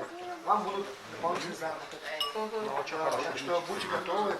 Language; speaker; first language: Russian; non-native, local second language; Bashkir